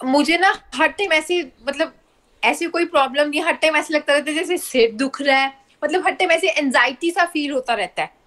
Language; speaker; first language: Hindi; native; Hindi